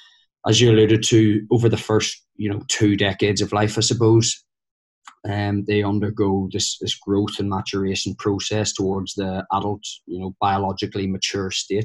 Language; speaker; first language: English; native; English